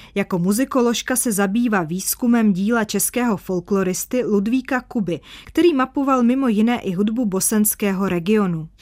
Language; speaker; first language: Czech; native; Czech